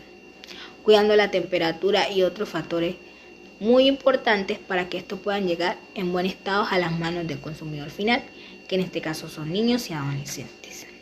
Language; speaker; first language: Spanish; native; Spanish